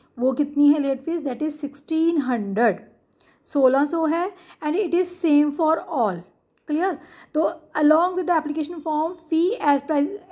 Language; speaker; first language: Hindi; non-native, local second language; Punjabi